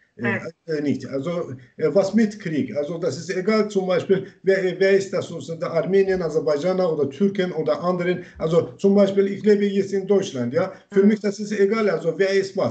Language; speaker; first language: German; non-native, learner; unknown